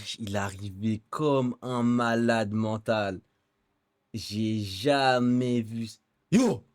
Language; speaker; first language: French; native; French